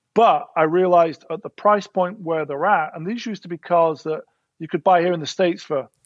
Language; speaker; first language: English; native; English